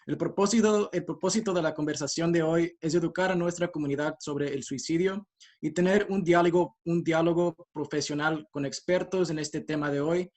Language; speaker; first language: Spanish; early bilingual, heritage; Spanish